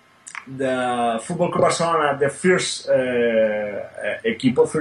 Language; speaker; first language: English; non-native, learner; Spanish